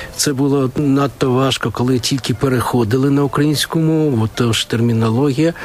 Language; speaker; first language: Ukrainian; non-native, local second language; Russian